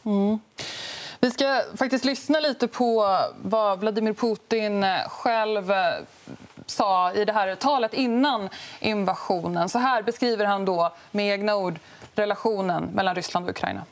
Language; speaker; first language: Swedish; native; Swedish